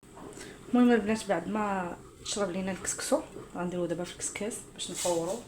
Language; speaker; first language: Arabic; native; Arabic